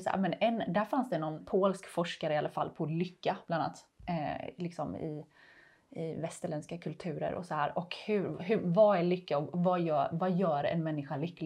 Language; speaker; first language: Swedish; native; Swedish